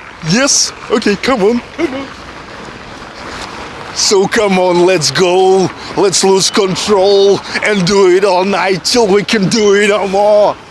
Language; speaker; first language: English; non-native, fluent; Russian